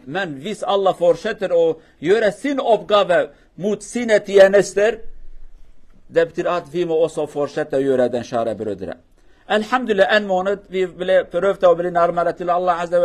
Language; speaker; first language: Norwegian; non-native, fluent; Kurdish